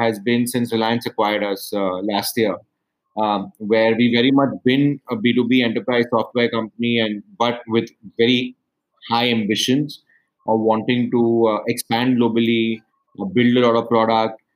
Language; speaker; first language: English; non-native, local second language; Hindi